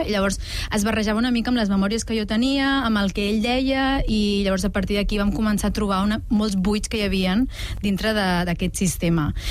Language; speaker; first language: Catalan; early bilingual, other home language; Nepali